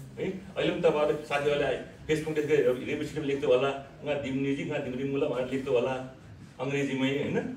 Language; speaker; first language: Nepali; non-native, local second language; Eastern Tamang